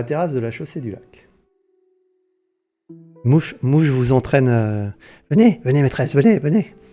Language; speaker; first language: French; native; French